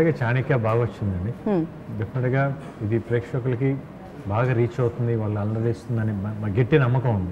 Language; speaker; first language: Telugu; native; Telugu